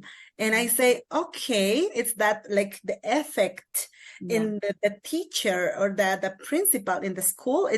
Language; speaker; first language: English; non-native, learner; Kaqchikel